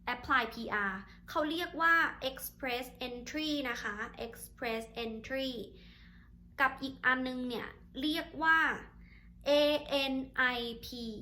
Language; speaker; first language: Thai; native; Thai